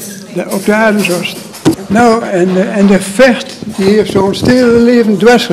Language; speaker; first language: Dutch; native; Dutch